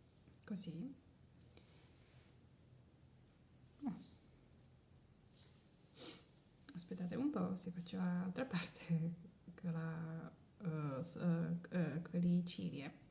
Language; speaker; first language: Italian; non-native, learner; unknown